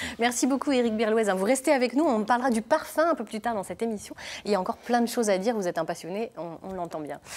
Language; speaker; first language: French; native; French